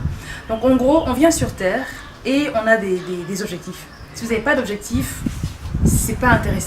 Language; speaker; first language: French; native; French